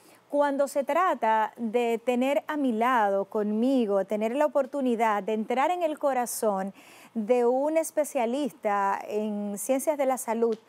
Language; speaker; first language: Spanish; native; Spanish